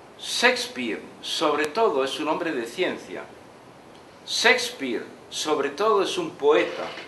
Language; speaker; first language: Spanish; native; Spanish